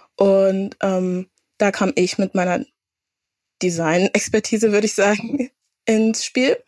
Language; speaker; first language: German; native; German